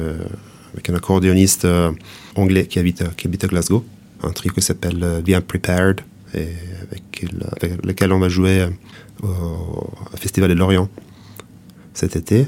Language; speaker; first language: French; non-native, fluent; Italian